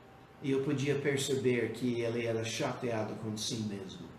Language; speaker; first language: Portuguese; non-native, fluent; English